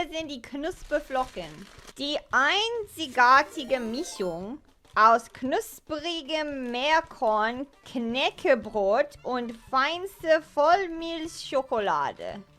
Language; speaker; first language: German; non-native, learner; English